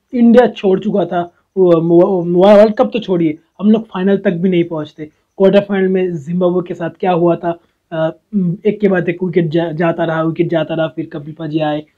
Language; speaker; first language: Hindi; non-native, local second language; Bangla